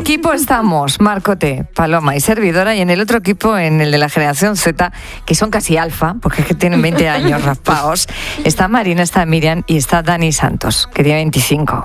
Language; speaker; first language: Spanish; native; Spanish